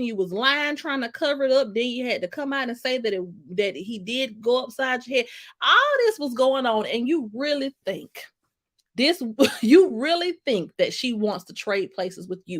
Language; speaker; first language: English; native; English